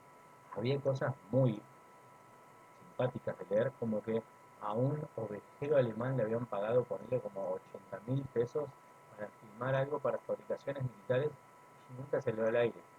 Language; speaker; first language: Spanish; native; Spanish